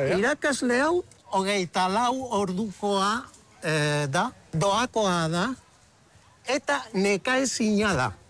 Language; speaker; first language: Basque; non-native, learner; Spanish